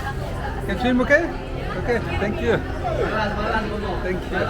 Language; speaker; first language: English; non-native, learner; French